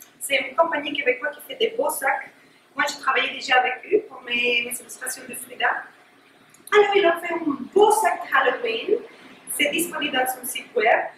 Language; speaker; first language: French; non-native, fluent; Spanish